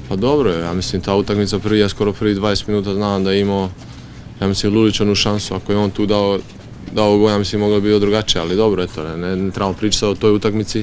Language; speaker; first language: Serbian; early bilingual, heritage; Serbian